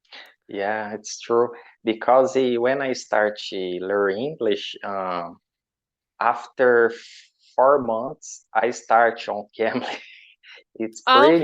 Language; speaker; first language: English; non-native, learner; Portuguese